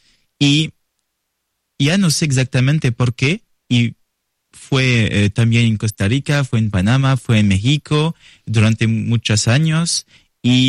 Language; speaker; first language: Spanish; non-native, learner; French